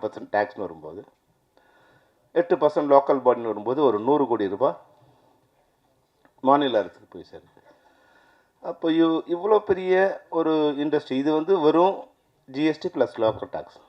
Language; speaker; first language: Tamil; native; Tamil